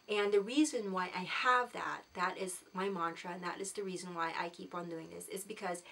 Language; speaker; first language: English; non-native, local second language; Filipino